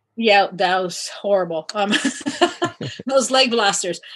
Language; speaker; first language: English; native; English